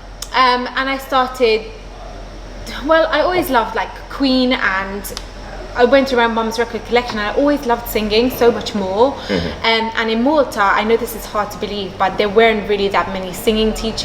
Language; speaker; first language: English; non-native, local second language; Maltese